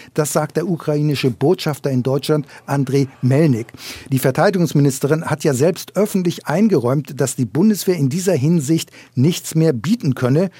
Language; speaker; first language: German; native; German